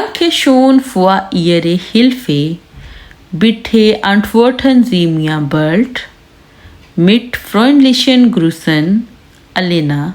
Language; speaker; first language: German; non-native, learner; Urdu